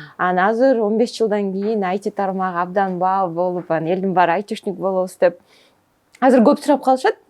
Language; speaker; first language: Kyrgyz; non-native, local second language; Russian